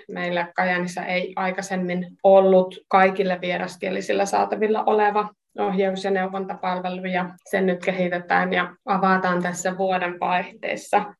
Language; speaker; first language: Finnish; non-native, fluent; Hungarian